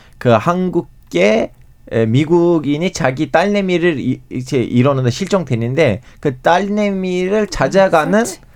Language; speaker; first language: Korean; non-native, fluent; Turkish